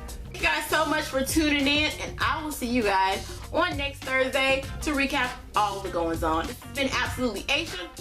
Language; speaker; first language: English; native; English